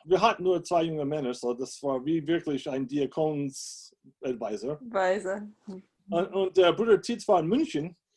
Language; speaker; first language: German; non-native, fluent; English